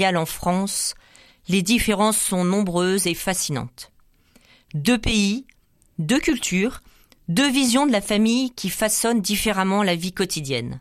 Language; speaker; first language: French; native; French